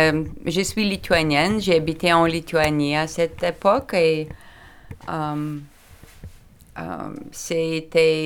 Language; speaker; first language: French; non-native, learner; Lithuanian